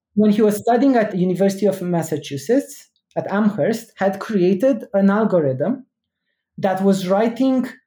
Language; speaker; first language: English; non-native, fluent; Romanian